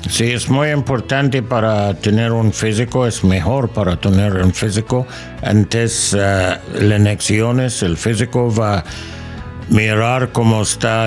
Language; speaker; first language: Spanish; non-native, learner; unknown